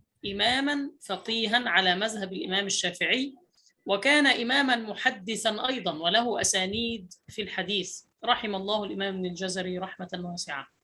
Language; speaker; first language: Arabic; native; Arabic